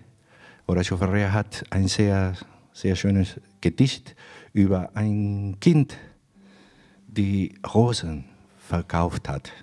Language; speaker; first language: German; non-native, fluent; Spanish